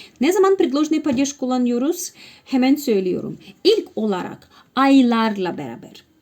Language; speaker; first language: Turkish; non-native, fluent; Russian